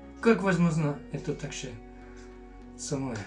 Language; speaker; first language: Russian; non-native, learner; Finnish